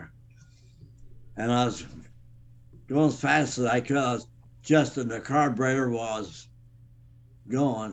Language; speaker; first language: English; native; English